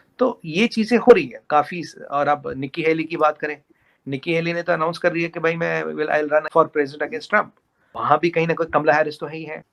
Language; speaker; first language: Hindi; native; Hindi